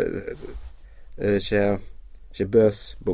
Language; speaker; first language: French; non-native, learner; Swedish